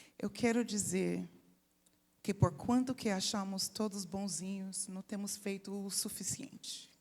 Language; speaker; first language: Portuguese; non-native, fluent; English